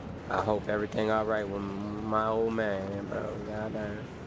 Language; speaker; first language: English; native; English